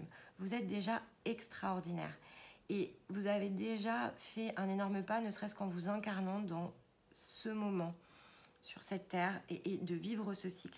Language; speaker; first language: French; native; French